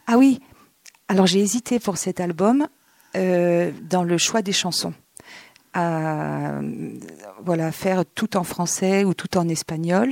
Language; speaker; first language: French; native; French